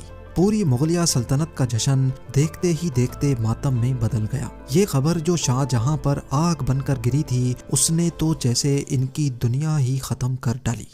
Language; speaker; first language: Urdu; native; Urdu